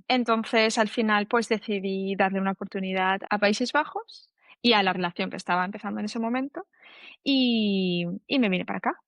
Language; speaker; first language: Spanish; native; Spanish